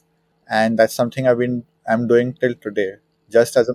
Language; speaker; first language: English; non-native, local second language; Hindi